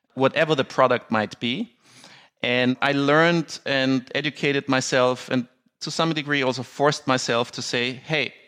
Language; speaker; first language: English; non-native, fluent; German